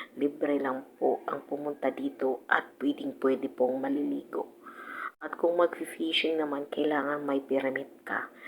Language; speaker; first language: Filipino; non-native, local second language; Cebuano